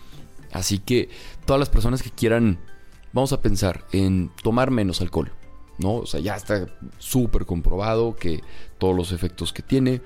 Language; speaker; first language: Spanish; native; Spanish